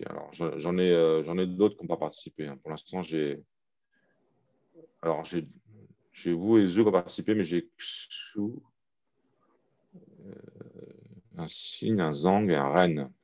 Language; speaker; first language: French; native; French